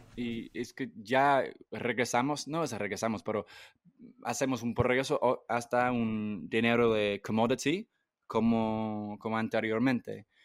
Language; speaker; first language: Spanish; non-native, fluent; English